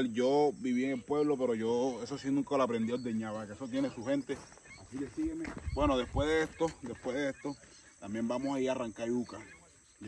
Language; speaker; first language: Spanish; native; Spanish